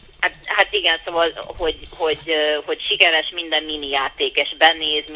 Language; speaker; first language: Hungarian; early bilingual, heritage; Hungarian